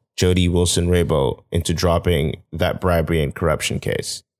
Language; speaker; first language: English; non-native, local second language; Yoruba